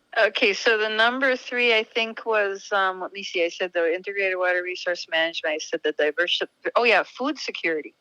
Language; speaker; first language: English; native; English